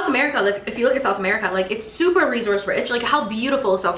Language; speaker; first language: English; native; English